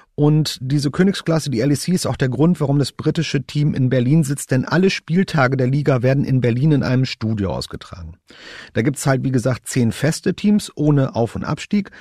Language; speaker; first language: German; native; German